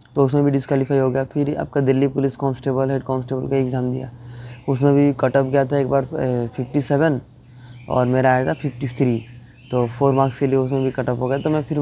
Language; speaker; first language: Hindi; non-native, local second language; Bangla